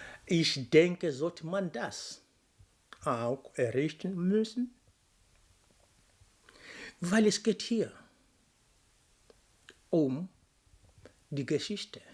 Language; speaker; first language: German; non-native, fluent; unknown